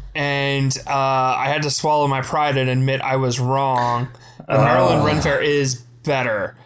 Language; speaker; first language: English; native; English